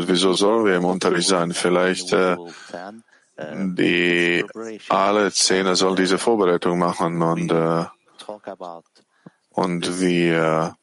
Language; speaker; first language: German; non-native, fluent; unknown